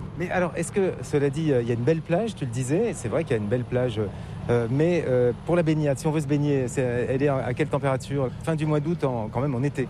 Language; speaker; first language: French; native; French